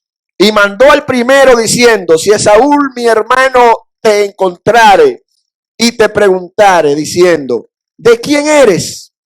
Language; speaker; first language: Spanish; native; Spanish